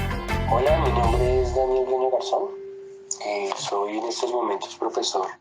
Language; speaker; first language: Spanish; native; Spanish